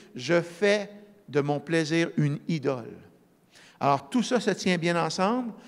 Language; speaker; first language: French; native; French